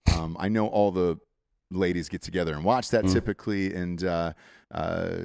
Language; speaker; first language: English; native; English